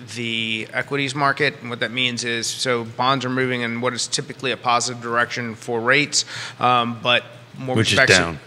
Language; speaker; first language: English; native; English